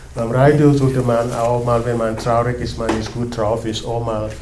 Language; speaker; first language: German; non-native, fluent; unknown